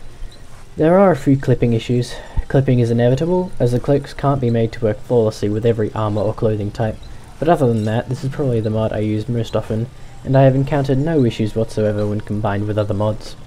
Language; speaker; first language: English; native; English